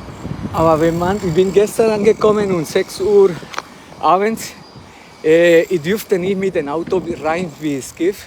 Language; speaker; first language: German; non-native, fluent; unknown